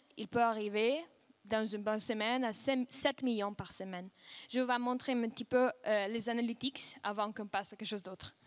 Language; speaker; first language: French; non-native, fluent; Russian